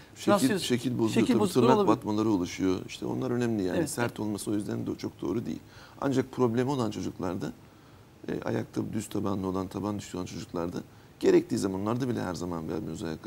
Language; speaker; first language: Turkish; native; Turkish